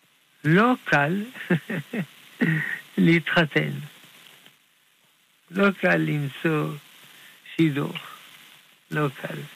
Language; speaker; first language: Hebrew; non-native, fluent; French